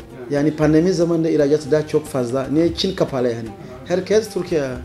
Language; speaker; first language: Turkish; non-native, learner; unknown